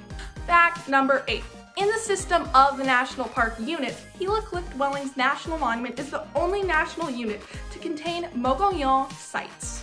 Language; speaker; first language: English; native; English